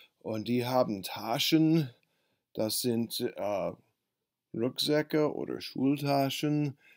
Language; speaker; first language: German; non-native, fluent; English